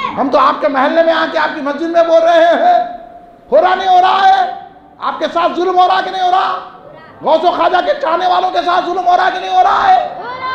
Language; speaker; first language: Urdu; native; Urdu